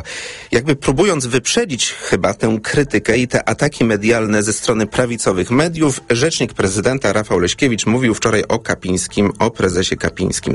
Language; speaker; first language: Polish; native; Polish